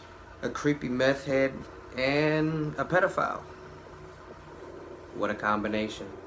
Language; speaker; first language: English; native; English